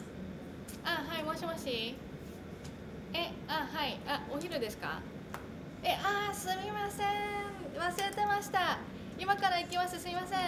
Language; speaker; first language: Japanese; non-native, learner; Cantonese